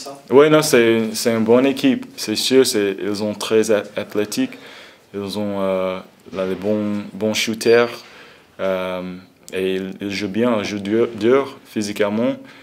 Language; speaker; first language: French; non-native, fluent; English